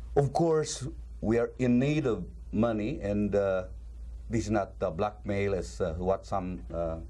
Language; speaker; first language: English; non-native, local second language; Cebuano